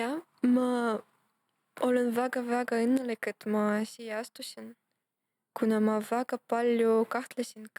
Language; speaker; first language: Estonian; non-native, local second language; Russian